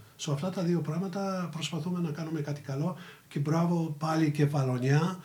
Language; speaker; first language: Greek; early bilingual, heritage; Greek